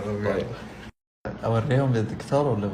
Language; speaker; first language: Arabic; native; Arabic